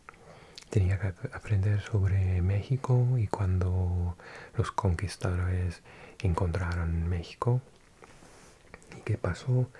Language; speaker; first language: Spanish; non-native, fluent; English